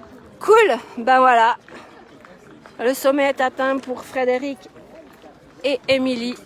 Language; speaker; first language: French; native; French